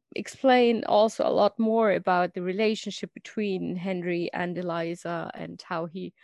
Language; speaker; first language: English; non-native, fluent; German